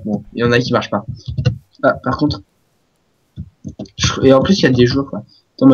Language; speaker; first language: French; native; French